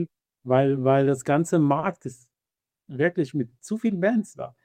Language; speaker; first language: German; non-native, fluent; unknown